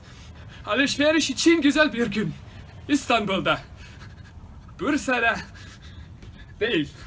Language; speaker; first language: Turkish; non-native, learner; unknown